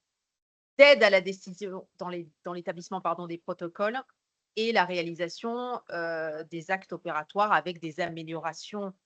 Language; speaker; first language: French; native; French